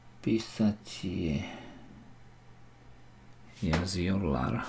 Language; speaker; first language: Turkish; non-native, learner; Slovak